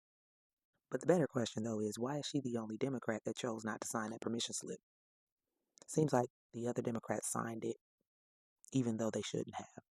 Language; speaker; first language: English; native; English